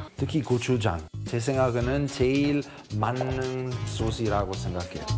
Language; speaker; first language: Korean; non-native, fluent; Italian